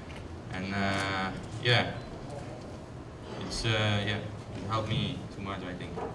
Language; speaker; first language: English; non-native, learner; Slovak